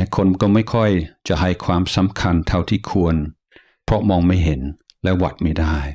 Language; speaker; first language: Thai; non-native, fluent; English